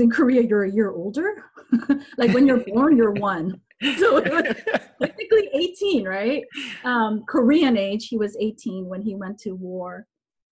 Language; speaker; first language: English; early bilingual, other home language; Korean